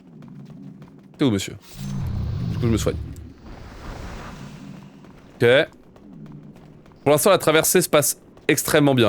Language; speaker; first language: French; native; French